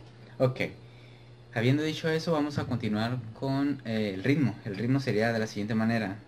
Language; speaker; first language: Spanish; native; Spanish